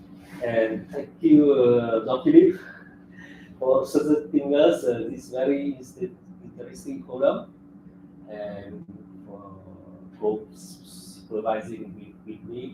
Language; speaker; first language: English; non-native, fluent; French